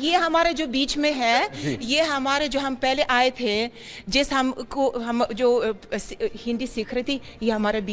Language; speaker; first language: Hindi; non-native, fluent; Russian